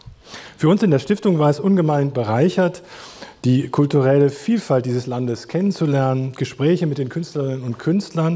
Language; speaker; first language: German; native; German